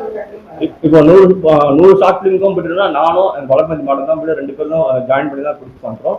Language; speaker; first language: Tamil; native; Tamil